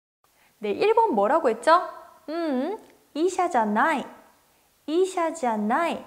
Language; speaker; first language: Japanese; non-native, fluent; Korean